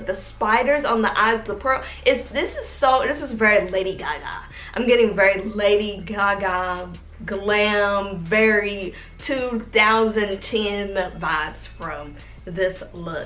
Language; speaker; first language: English; native; English